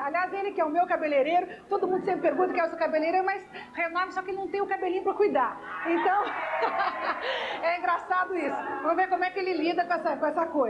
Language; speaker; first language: Portuguese; native; Portuguese